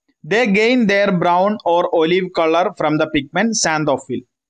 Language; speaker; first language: English; non-native, local second language; Malayalam